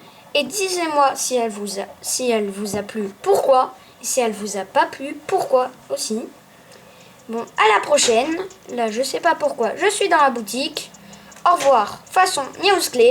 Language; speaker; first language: French; native; French